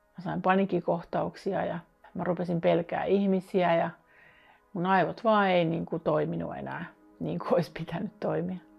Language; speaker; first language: Finnish; native; Finnish